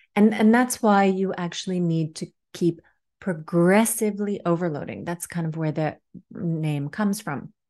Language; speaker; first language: English; native; English